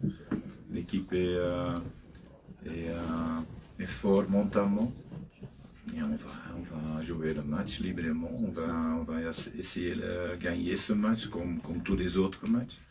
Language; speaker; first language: French; non-native, fluent; Dutch